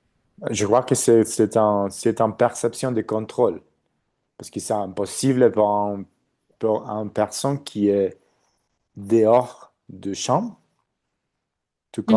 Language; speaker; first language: French; non-native, learner; Spanish